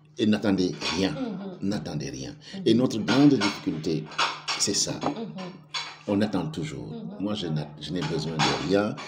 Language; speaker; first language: French; non-native, local second language; Wolof